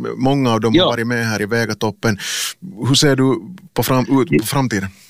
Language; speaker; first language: Swedish; native; Swedish